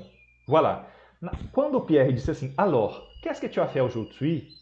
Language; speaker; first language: French; non-native, fluent; Portuguese